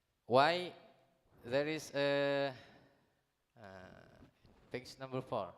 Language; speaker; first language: English; non-native, learner; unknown